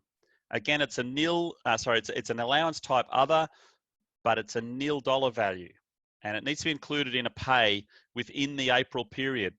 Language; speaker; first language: English; native; English